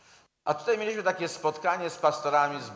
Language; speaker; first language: Polish; native; Polish